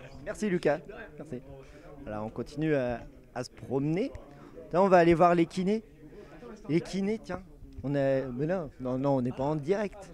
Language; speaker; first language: French; native; French